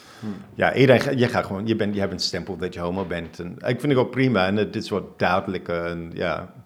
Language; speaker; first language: Dutch; non-native, fluent; English